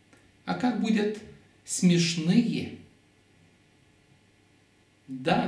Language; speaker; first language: Russian; non-native, fluent; Lithuanian